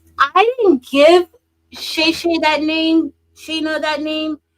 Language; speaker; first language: English; native; English